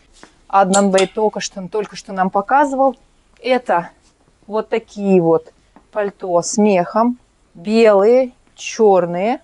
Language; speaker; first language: Russian; native; Russian